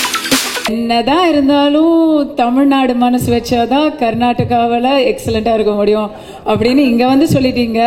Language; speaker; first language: Tamil; native; Tamil